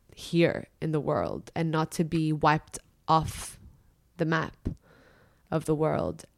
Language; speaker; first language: English; early bilingual, other home language; Arabic